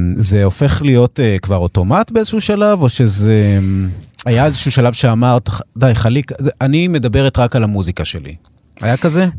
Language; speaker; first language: Hebrew; native; Hebrew